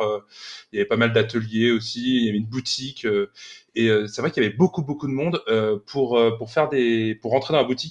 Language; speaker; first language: French; native; French